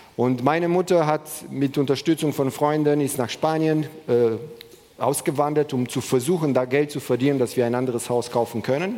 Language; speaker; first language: German; non-native, fluent; Romanian